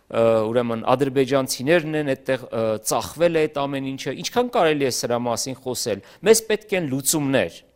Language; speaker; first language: Armenian; native; Armenian